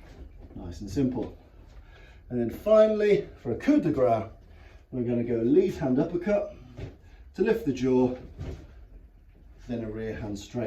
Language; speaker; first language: English; native; English